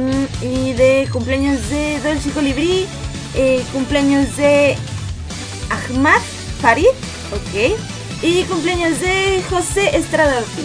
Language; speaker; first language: Spanish; native; Spanish